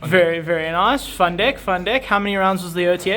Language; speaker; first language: English; native; English